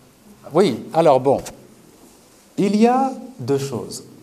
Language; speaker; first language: French; native; French